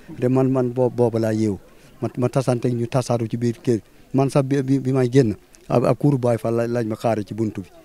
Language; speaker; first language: Wolof; non-native, local second language; Fula